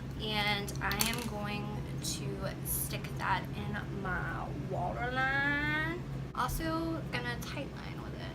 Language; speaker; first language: English; native; English